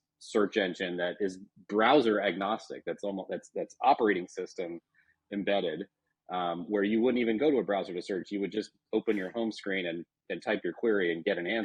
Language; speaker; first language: English; native; English